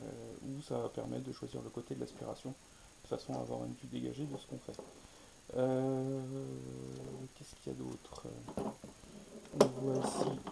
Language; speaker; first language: French; native; French